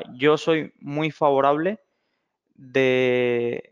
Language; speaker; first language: Spanish; native; Spanish